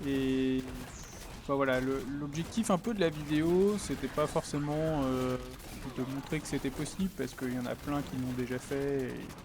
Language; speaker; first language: French; native; French